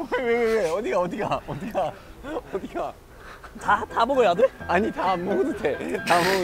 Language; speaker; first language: Korean; non-native, learner; English